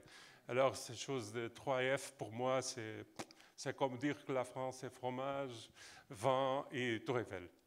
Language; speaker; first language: French; non-native, fluent; Portuguese